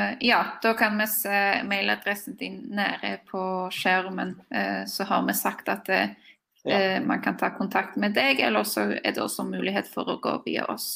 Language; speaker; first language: Norwegian; non-native, fluent; Polish